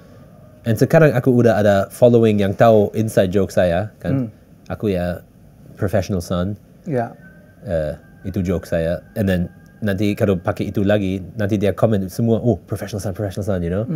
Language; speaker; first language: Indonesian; early bilingual, heritage; English